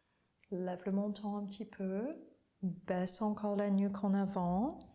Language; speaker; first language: French; non-native, fluent; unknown